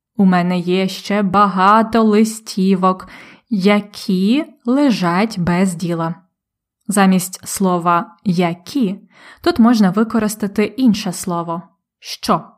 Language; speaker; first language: Ukrainian; native; Ukrainian